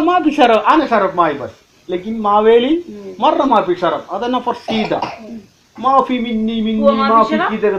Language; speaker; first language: Arabic; non-native, learner; Malayalam